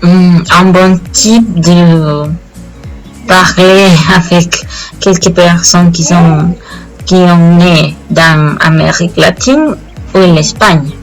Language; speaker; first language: French; non-native, learner; Spanish